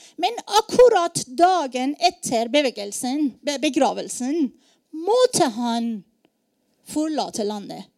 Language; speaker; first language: Norwegian; non-native, learner; Persian